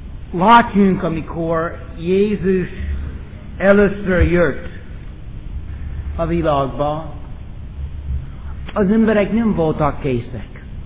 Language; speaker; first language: Hungarian; non-native, fluent; English